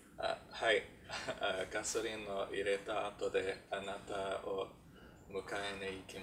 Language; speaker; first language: Japanese; non-native, learner; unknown